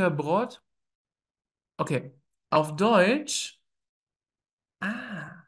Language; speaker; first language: German; native; German